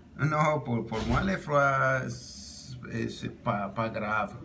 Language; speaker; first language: French; non-native, learner; Spanish